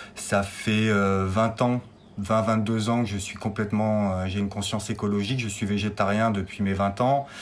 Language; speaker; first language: French; native; French